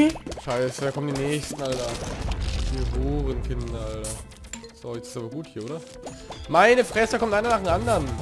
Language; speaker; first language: German; native; German